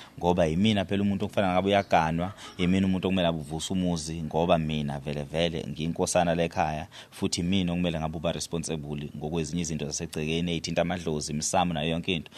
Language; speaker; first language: Zulu; native; Zulu